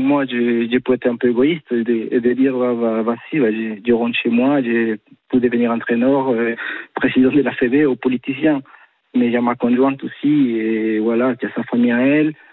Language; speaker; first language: French; non-native, fluent; Spanish